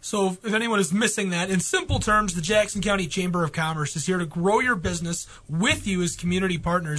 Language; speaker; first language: English; native; English